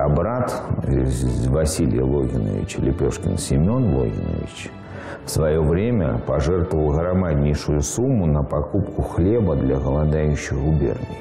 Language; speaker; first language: Russian; native; Russian